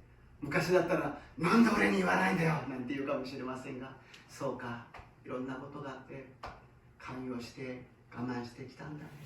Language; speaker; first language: Japanese; non-native, fluent; Korean